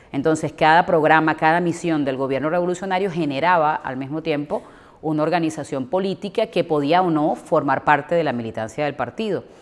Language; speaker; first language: Spanish; native; Spanish